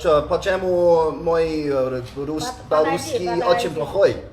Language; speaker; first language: Russian; non-native, learner; English